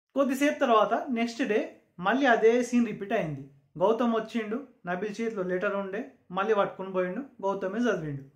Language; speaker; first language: Telugu; non-native, local second language; Urdu